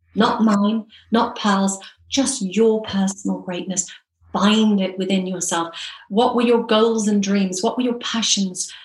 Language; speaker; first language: English; native; English